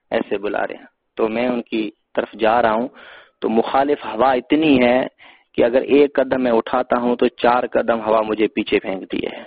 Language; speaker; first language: Urdu; non-native, local second language; Sindhi